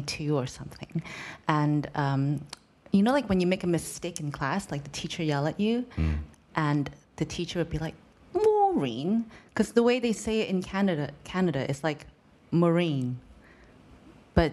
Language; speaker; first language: English; non-native, local second language; Cantonese